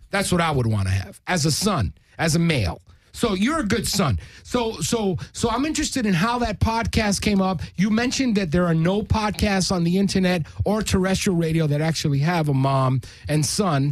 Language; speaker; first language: English; early bilingual, other home language; Spanish